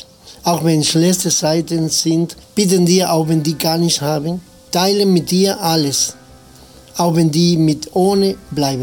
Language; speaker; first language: German; non-native, fluent; Spanish